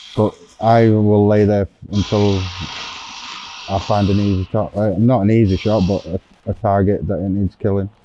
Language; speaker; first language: English; native; English